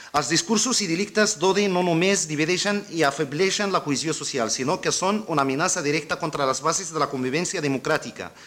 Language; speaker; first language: Catalan; non-native, fluent; Arabic